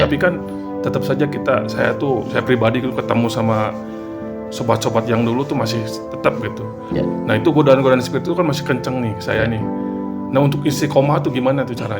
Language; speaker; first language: Indonesian; native; Indonesian